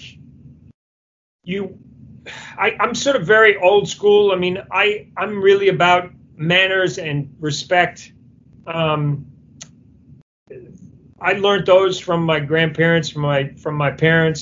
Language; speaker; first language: English; native; English